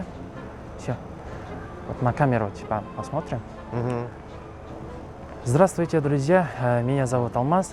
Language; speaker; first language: Russian; non-native, local second language; Kazakh